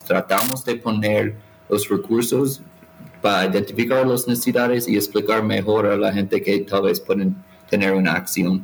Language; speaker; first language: Spanish; non-native, fluent; English